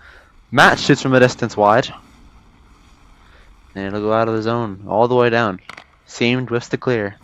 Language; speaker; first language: English; native; English